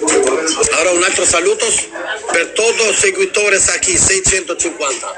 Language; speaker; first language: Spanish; non-native, learner; Albanian